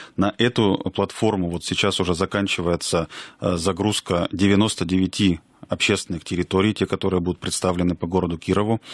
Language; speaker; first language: Russian; native; Russian